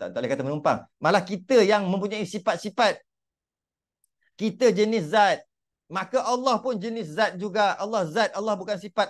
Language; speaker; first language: Malay; native; Malay